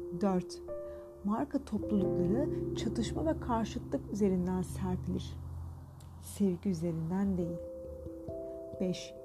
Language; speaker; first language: Turkish; native; Turkish